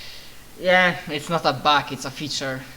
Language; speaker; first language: English; non-native, fluent; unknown